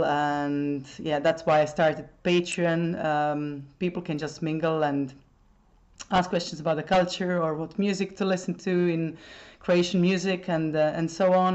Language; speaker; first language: English; non-native, fluent; Croatian